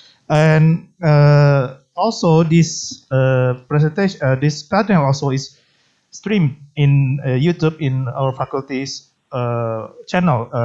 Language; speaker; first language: English; non-native, fluent; Indonesian